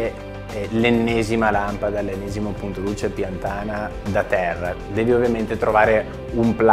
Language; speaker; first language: Italian; native; Italian